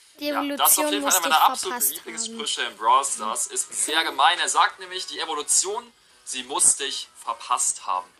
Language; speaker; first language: German; native; German